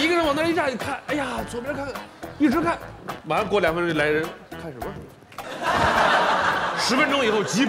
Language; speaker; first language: Chinese; native; Chinese